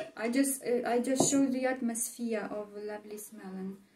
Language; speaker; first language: English; non-native, fluent; Russian